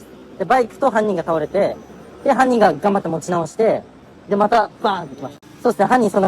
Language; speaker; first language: Japanese; native; Japanese